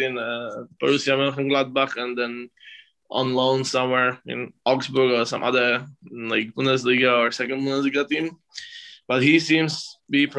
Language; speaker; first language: English; non-native, fluent; Slovak